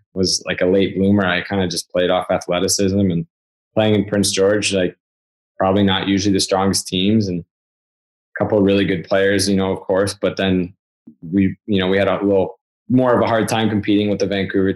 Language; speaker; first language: English; native; English